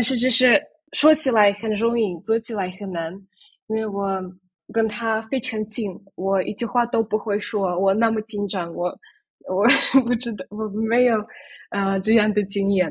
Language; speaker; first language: Chinese; non-native, fluent; Russian